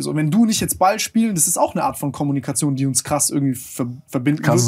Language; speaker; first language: German; native; German